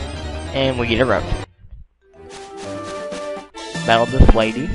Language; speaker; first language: English; native; English